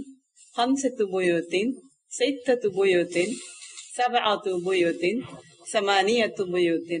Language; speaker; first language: Arabic; non-native, learner; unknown